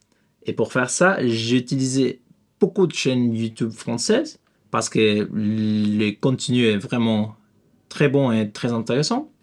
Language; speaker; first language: French; non-native, learner; Spanish